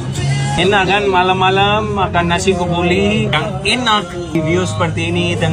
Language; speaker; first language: Indonesian; non-native, fluent; Urdu